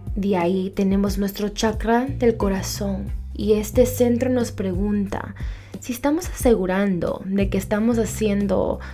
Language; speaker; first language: Spanish; early bilingual, heritage; Spanish